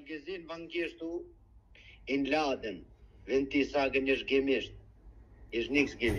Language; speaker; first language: German; non-native, learner; Albanian